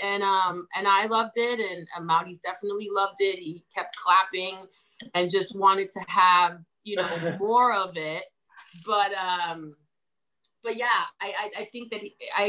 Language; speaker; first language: English; native; English